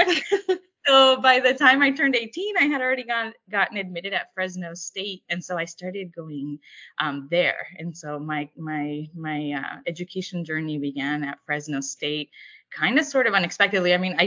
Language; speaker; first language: English; early bilingual, other home language; Spanish